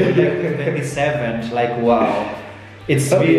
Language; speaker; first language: English; non-native, learner; Indonesian